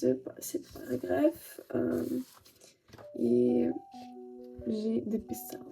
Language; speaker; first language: French; non-native, learner; Russian